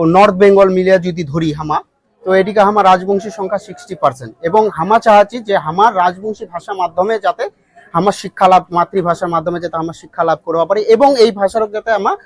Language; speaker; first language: Bangla; non-native, local second language; Rangpuri